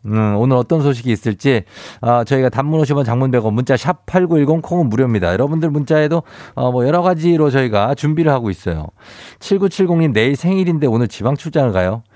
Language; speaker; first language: Korean; native; Korean